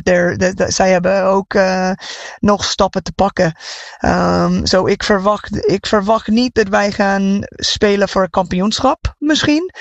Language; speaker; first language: Dutch; non-native, fluent; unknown